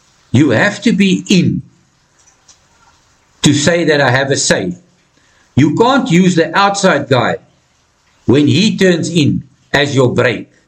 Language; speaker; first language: English; non-native, local second language; Afrikaans